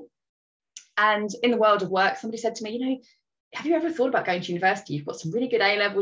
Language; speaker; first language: English; native; English